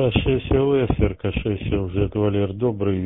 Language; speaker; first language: Russian; native; Russian